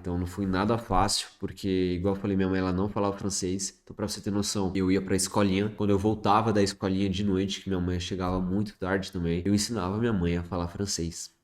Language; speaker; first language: Portuguese; early bilingual, other home language; French